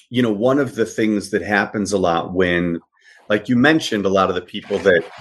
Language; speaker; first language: English; native; English